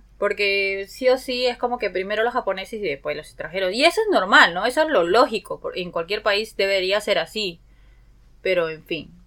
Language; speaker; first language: Spanish; native; Spanish